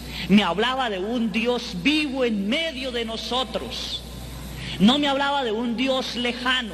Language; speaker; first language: Spanish; native; Spanish